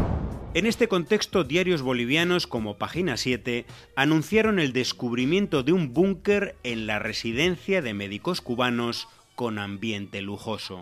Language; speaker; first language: Spanish; native; Spanish